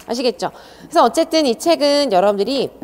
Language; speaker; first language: Korean; native; Korean